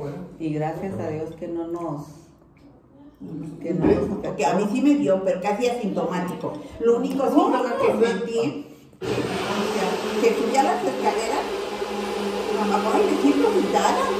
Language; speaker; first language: Spanish; native; Spanish